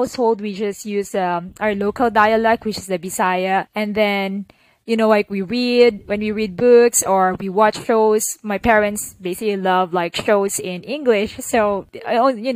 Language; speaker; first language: English; non-native, local second language; Cebuano